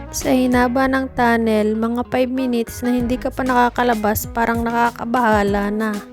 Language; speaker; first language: Filipino; non-native, local second language; Bikol